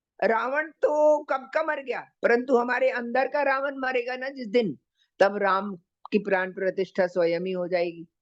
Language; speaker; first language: Hindi; native; Hindi